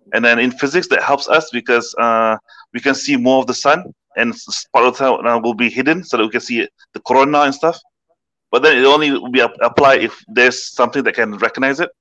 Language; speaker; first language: English; non-native, local second language; Malay